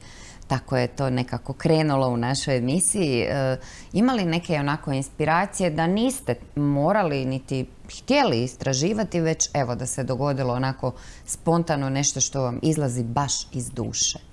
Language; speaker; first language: Croatian; native; Croatian